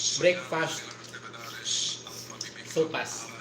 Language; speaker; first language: English; non-native, local second language; Filipino